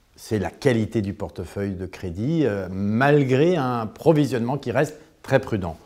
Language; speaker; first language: French; native; French